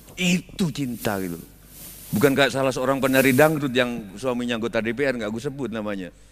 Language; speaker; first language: Indonesian; native; Indonesian